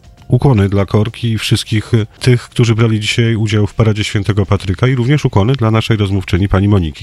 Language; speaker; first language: Polish; native; Polish